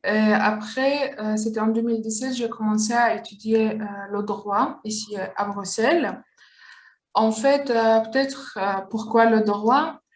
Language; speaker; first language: French; non-native, learner; Kurdish